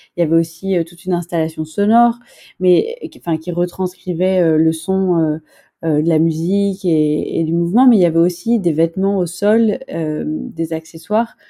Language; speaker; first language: French; native; French